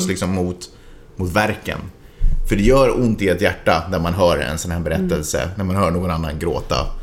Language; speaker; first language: Swedish; native; Swedish